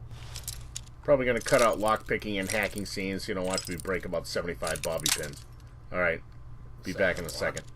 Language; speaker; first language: English; native; English